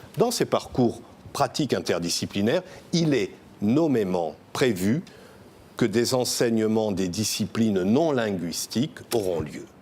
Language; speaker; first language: French; native; French